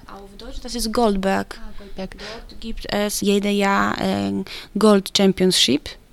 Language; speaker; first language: German; non-native, learner; Polish